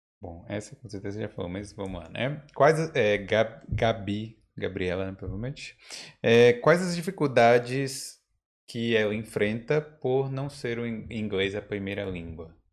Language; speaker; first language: Portuguese; native; Portuguese